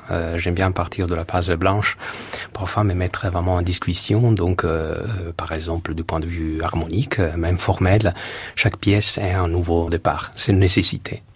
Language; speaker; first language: French; non-native, fluent; Italian